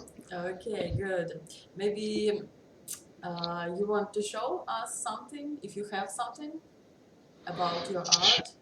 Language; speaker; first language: English; non-native, learner; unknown